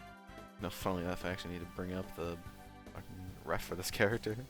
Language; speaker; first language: English; native; English